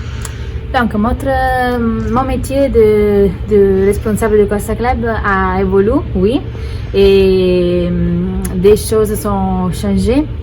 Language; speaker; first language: French; non-native, fluent; Italian